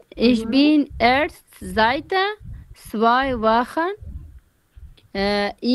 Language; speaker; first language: German; non-native, learner; Persian